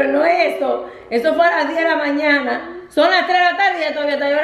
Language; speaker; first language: Spanish; native; Spanish